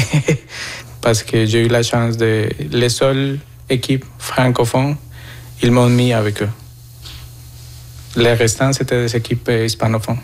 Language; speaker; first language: French; non-native, fluent; Spanish